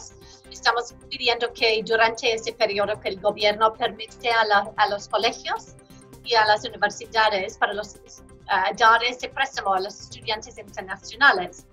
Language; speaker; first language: Spanish; non-native, fluent; English